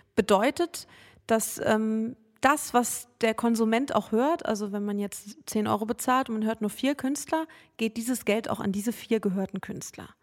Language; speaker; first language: German; native; German